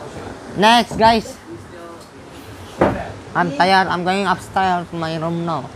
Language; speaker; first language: English; non-native, learner; Indonesian